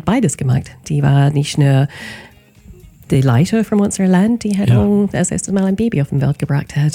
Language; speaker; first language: German; non-native, fluent; English